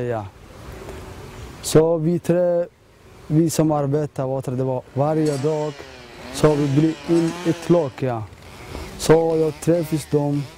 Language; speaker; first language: Swedish; non-native, learner; Somali